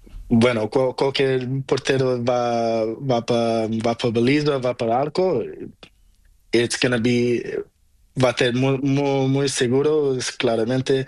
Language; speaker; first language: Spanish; non-native, learner; Portuguese